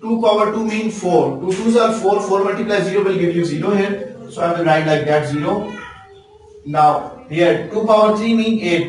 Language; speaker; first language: English; non-native, local second language; Urdu